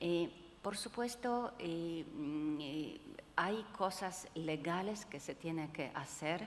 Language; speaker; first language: Spanish; non-native, fluent; Polish